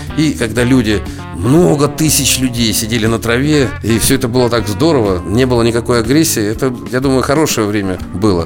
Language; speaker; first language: Russian; native; Russian